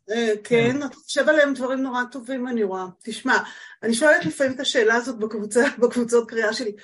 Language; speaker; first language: Hebrew; native; Hebrew